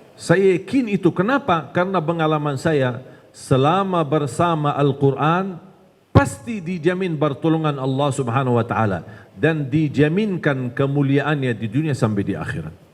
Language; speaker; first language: Malay; non-native, fluent; Arabic